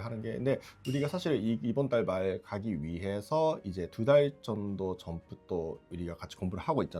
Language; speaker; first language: Korean; non-native, fluent; Japanese